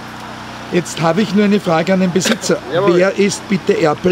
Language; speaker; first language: German; native; German